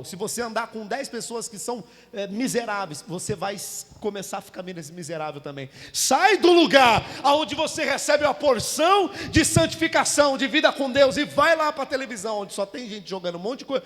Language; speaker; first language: Portuguese; native; Portuguese